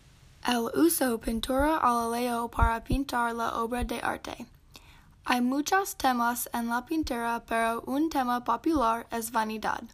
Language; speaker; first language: Spanish; non-native, learner; English